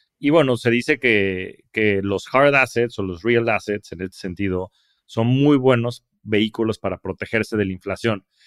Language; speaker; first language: Spanish; native; Spanish